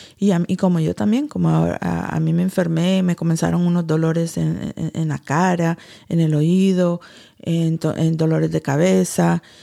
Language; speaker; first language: Spanish; early bilingual, heritage; Spanish